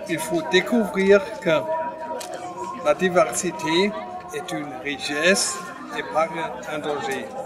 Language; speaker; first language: French; non-native, fluent; German